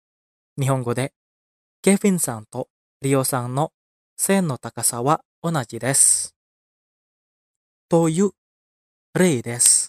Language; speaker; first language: Japanese; non-native, fluent; Indonesian